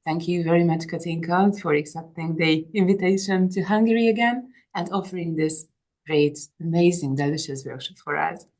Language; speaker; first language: English; non-native, fluent; Hungarian